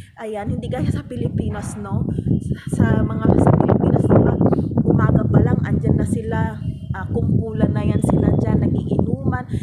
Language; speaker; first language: Filipino; non-native, local second language; Iloko